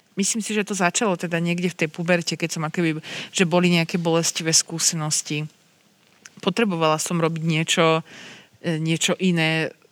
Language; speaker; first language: Slovak; native; Slovak